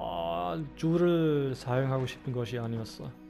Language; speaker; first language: Korean; non-native, fluent; German